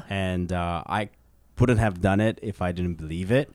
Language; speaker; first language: English; early bilingual, other home language; Korean